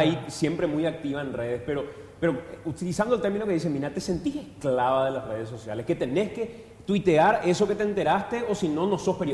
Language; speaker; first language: Spanish; native; Spanish